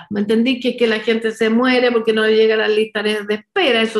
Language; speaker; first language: Spanish; native; Spanish